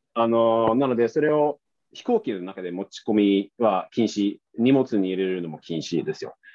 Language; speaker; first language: Japanese; non-native, fluent; Swedish